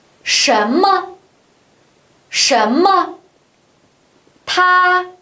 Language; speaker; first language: Chinese; non-native, local second language; Uyghur